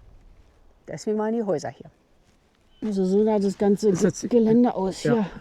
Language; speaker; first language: German; native; German